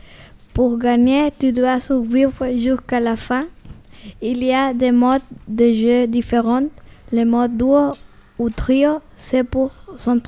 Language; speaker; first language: French; non-native, learner; Spanish